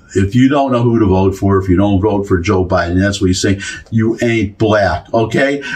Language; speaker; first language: English; native; English